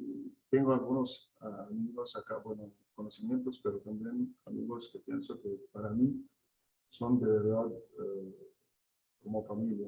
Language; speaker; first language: Spanish; non-native, fluent; Arabic